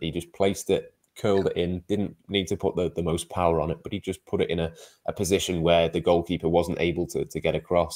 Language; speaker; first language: English; native; English